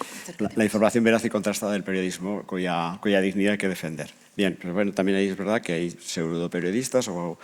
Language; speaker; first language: Spanish; native; Spanish